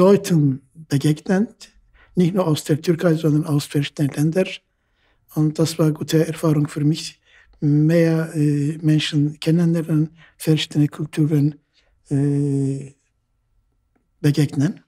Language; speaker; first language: German; non-native, fluent; Turkish